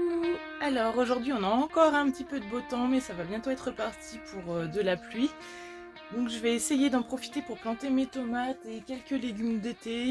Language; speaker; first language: French; native; French